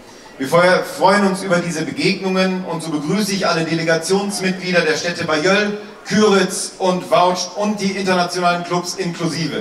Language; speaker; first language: German; native; German